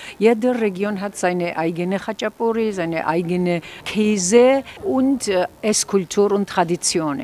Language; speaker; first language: German; non-native, fluent; Georgian